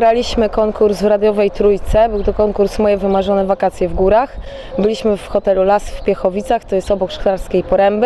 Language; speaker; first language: Polish; native; Polish